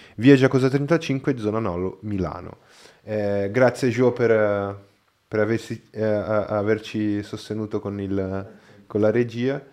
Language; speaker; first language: Italian; non-native, fluent; Portuguese